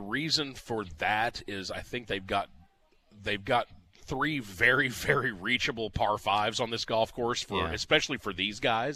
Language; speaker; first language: English; native; English